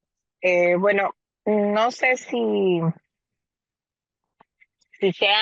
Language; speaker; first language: Spanish; native; Spanish